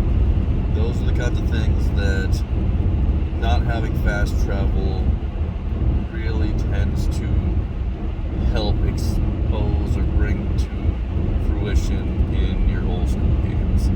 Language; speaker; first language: English; native; English